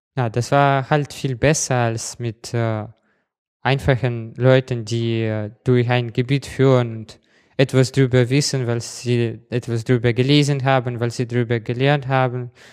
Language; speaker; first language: German; non-native, fluent; Russian